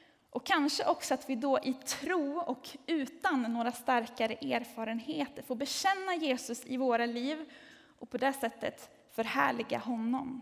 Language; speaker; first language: Swedish; native; Swedish